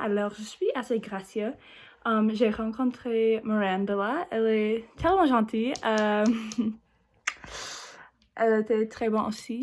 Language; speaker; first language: French; non-native, learner; English